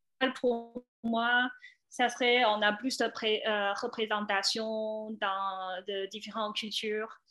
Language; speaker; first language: French; non-native, fluent; Chinese